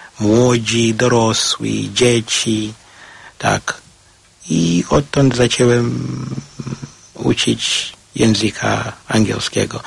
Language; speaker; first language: Polish; non-native, fluent; Shona